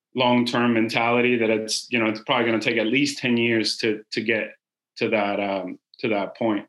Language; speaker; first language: English; non-native, fluent; Spanish